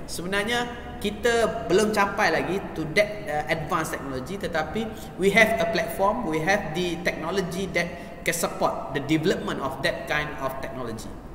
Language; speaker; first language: English; non-native, local second language; Malay